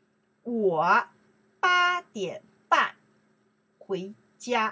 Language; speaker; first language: Chinese; non-native, learner; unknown